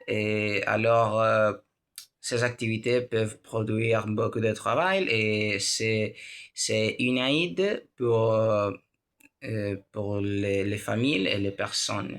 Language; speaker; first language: French; non-native, learner; Spanish